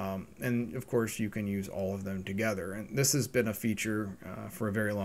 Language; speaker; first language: English; native; English